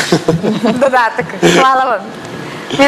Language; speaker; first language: Croatian; native; Croatian